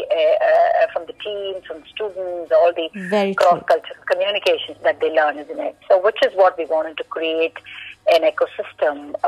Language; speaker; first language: English; non-native, local second language; Malayalam